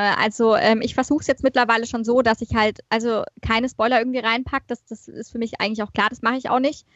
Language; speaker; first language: German; native; German